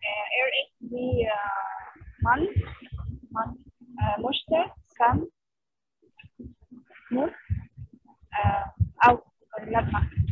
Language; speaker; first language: German; non-native, learner; Arabic